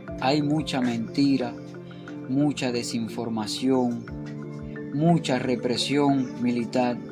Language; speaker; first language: Spanish; native; Spanish